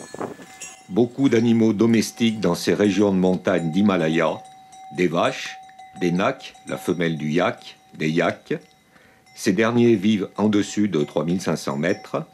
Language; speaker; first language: French; native; French